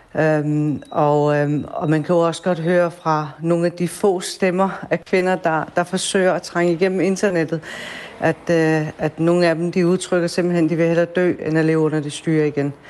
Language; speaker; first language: Danish; early bilingual, other home language; Persian